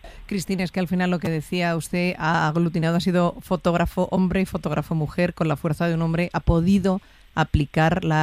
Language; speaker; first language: Spanish; native; Spanish